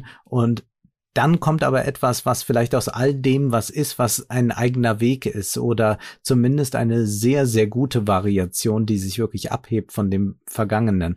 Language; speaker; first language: German; native; German